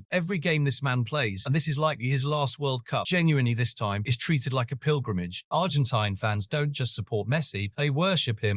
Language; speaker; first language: English; native; English